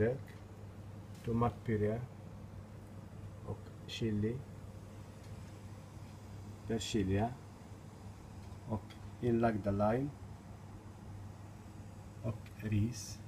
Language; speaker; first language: Swedish; non-native, fluent; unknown